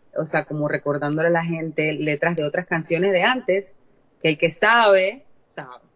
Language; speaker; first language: Spanish; native; Spanish